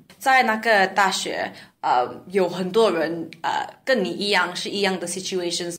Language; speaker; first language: Chinese; non-native, learner; English